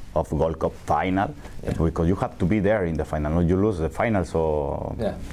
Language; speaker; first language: English; non-native, learner; Spanish